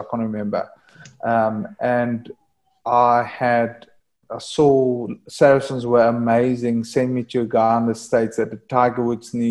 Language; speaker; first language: English; non-native, local second language; Afrikaans